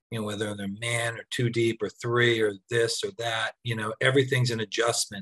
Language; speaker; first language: English; native; English